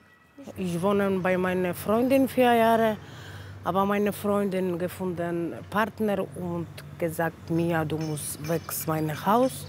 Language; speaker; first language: German; non-native, learner; Polish